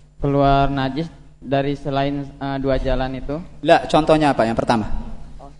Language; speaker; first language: Indonesian; native; Indonesian